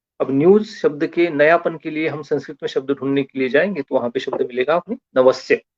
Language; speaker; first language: Hindi; non-native, local second language; Marathi